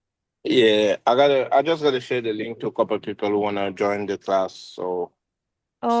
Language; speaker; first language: English; non-native, learner; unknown